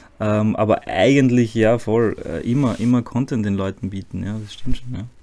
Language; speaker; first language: German; early bilingual, other home language; Croatian